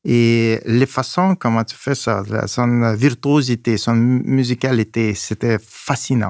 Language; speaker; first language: French; non-native, fluent; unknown